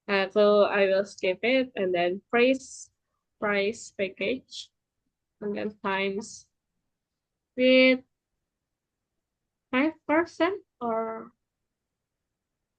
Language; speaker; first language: English; non-native, fluent; Indonesian